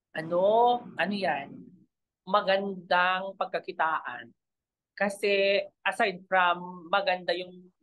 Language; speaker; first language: Filipino; non-native, local second language; Iloko